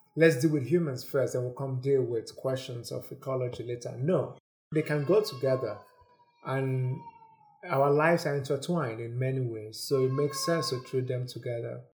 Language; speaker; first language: English; non-native, local second language; Igbo